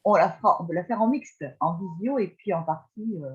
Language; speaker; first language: French; native; French